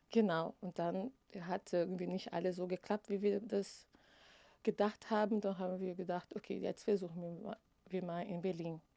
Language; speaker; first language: German; non-native, fluent; Portuguese